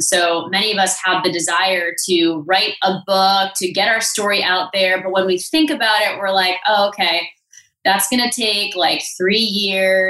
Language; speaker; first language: English; native; English